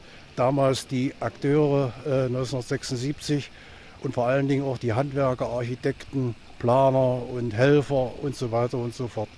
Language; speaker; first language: German; native; German